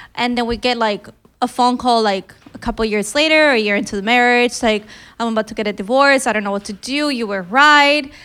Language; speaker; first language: English; early bilingual, other home language; Filipino